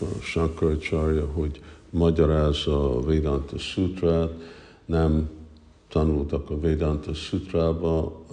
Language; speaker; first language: Hungarian; early bilingual, heritage; Hungarian